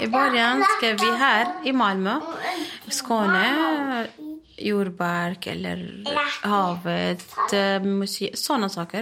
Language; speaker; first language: Swedish; non-native, learner; Arabic